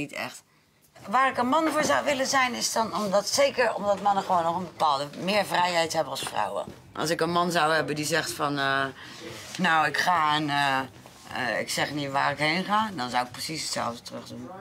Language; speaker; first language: Dutch; native; Dutch